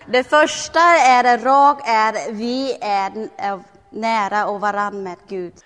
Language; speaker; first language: Swedish; non-native, learner; Thai